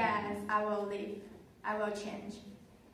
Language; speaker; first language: English; non-native, learner; Chinese